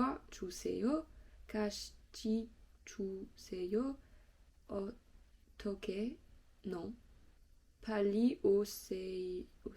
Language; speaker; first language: Korean; non-native, learner; French